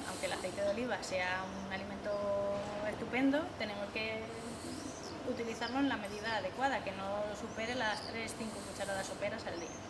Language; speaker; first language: Spanish; native; Spanish